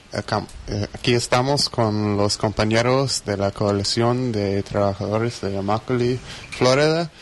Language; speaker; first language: Spanish; non-native, fluent; English